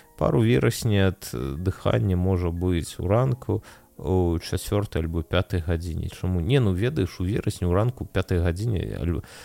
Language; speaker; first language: Belarusian; non-native, local second language; Russian